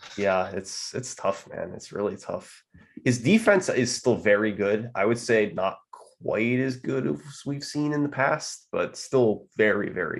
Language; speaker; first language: English; native; English